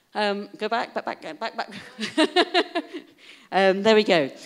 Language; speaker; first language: English; native; English